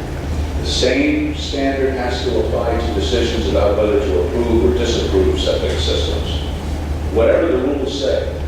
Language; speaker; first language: English; native; English